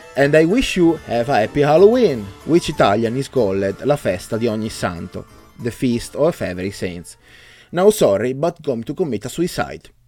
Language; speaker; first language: English; non-native, learner; Italian